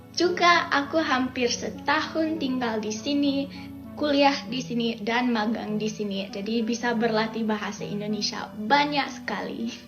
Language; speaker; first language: Indonesian; non-native, fluent; English